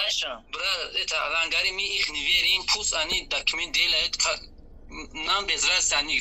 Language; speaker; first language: Russian; non-native, learner; Tajik